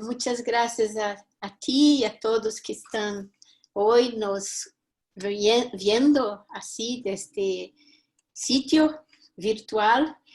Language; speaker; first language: Spanish; non-native, fluent; Portuguese